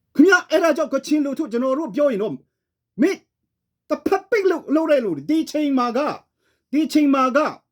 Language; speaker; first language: Burmese; non-native, local second language; Kachin